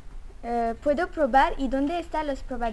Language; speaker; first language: Spanish; non-native, learner; French